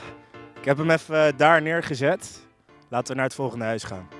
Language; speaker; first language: Dutch; native; Dutch